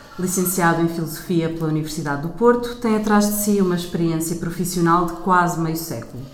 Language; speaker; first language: Portuguese; native; Portuguese